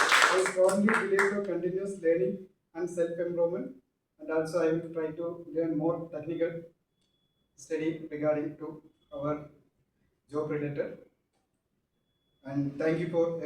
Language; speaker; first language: English; non-native, local second language; Malayalam